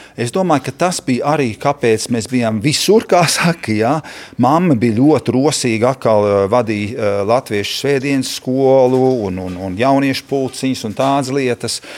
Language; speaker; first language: Latvian; early bilingual, heritage; Latvian